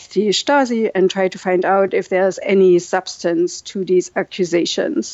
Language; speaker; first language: English; non-native, fluent; German